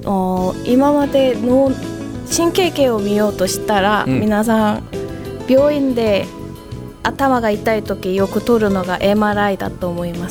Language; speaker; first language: Japanese; non-native, fluent; Korean